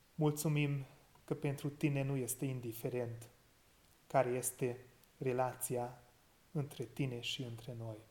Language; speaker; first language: Romanian; non-native, local second language; Hungarian